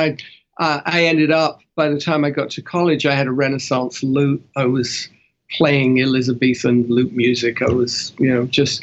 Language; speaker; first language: English; native; English